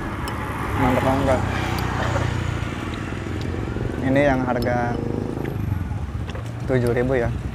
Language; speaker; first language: Indonesian; native; Indonesian